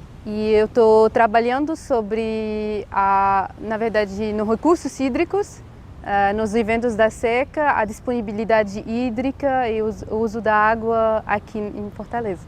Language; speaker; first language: Portuguese; non-native, fluent; Arabic